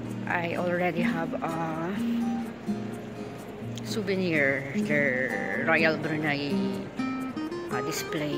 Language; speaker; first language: English; non-native, local second language; Filipino